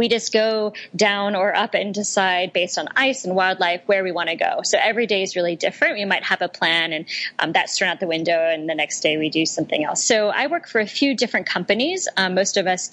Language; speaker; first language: English; native; English